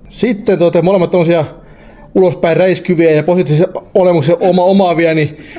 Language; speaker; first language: Finnish; native; Finnish